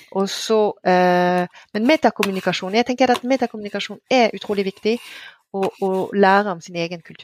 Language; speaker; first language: Norwegian; non-native, fluent; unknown